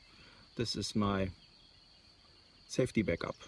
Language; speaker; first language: English; non-native, fluent; German